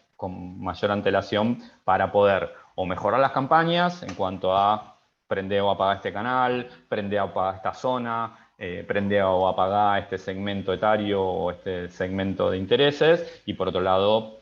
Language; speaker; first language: Spanish; native; Spanish